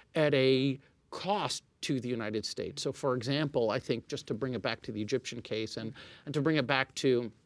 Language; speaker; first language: English; non-native, fluent; Arabic